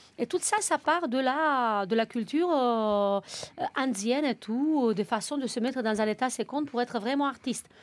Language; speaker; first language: French; non-native, fluent; Romanian